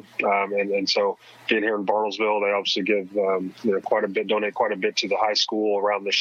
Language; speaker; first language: English; native; English